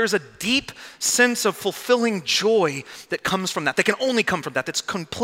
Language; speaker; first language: English; native; English